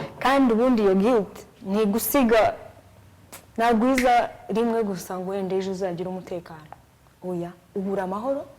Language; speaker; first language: Kinyarwanda; early bilingual, heritage; Kinyarwanda